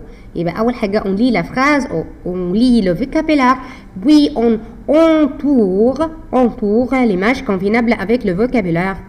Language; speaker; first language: French; non-native, fluent; Arabic